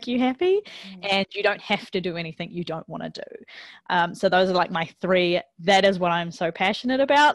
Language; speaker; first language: English; native; English